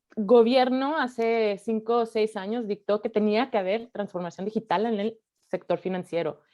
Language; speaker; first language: Spanish; early bilingual, heritage; Spanish